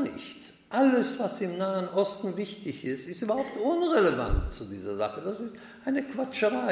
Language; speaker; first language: German; non-native, fluent; Hebrew